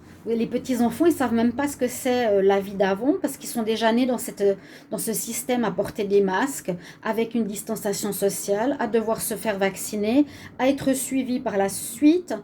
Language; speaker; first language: French; native; French